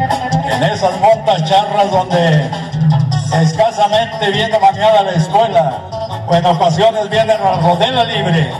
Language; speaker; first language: Spanish; native; Spanish